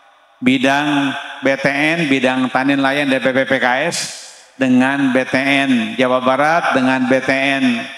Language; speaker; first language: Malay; non-native, local second language; Sundanese